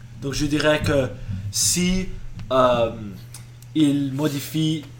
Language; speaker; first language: French; non-native, local second language; English